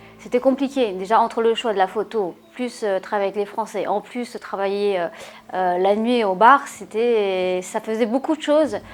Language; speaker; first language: French; early bilingual, other home language; Wu Chinese